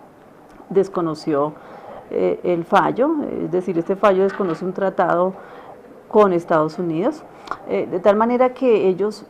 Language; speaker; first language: Spanish; native; Spanish